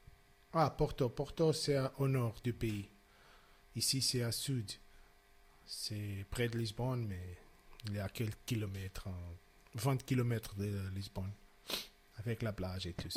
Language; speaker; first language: French; non-native, fluent; Portuguese